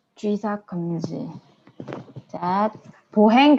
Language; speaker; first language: Korean; non-native, fluent; Indonesian